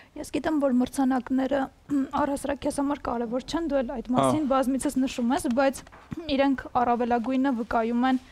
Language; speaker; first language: Armenian; native; Armenian